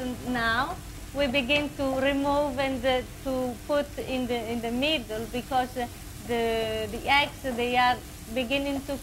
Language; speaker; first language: English; non-native, learner; Italian